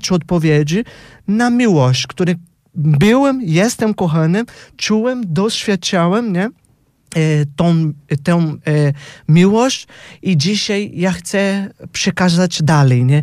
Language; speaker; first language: Polish; non-native, fluent; Portuguese